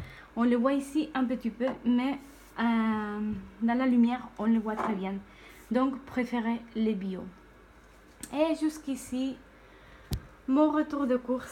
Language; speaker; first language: French; non-native, fluent; Spanish